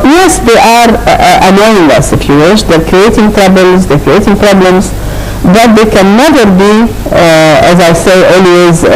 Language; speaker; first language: English; non-native, fluent; Arabic